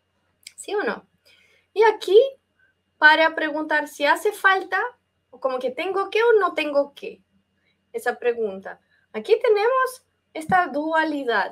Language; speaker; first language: Spanish; non-native, fluent; Russian